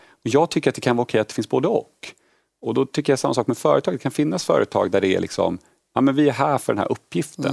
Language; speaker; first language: Swedish; early bilingual, other home language; Polish